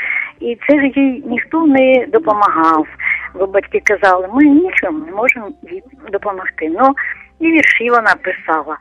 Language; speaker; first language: Ukrainian; non-native, local second language; Russian